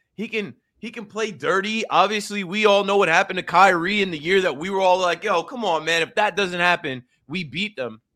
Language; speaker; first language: English; native; English